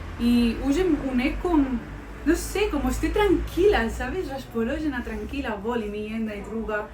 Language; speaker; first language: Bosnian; non-native, learner; Spanish